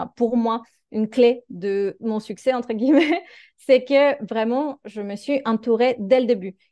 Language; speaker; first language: French; non-native, fluent; Spanish